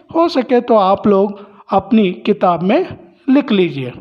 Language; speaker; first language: Hindi; non-native, local second language; Kannada